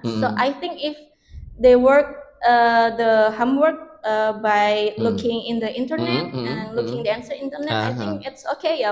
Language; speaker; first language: English; non-native, learner; Indonesian